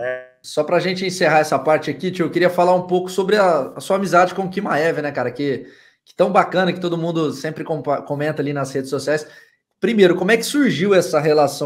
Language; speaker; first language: Portuguese; native; Portuguese